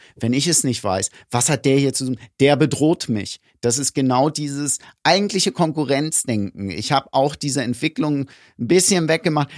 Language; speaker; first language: German; early bilingual, other home language; Greek